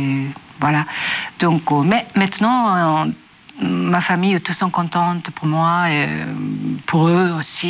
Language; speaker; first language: French; non-native, learner; Japanese